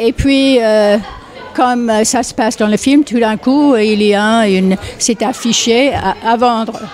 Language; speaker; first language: French; non-native, fluent; English